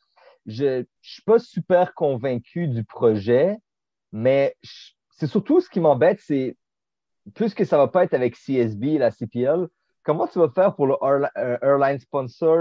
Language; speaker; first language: French; native; French